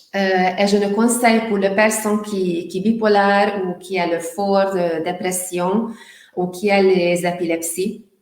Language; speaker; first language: French; non-native, learner; Hungarian